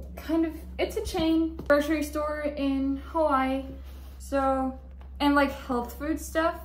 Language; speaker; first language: English; non-native, fluent; German